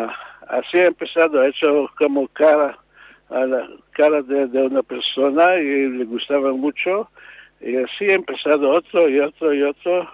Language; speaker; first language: Spanish; non-native, learner; Hebrew